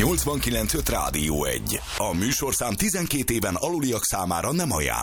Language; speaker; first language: Hungarian; native; Hungarian